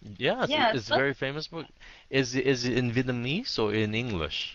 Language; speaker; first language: English; early bilingual, heritage; Vietnamese